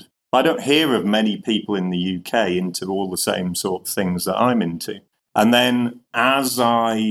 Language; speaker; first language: English; native; English